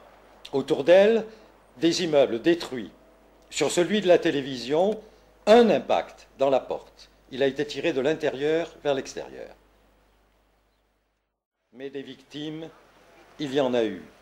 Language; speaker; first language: French; native; French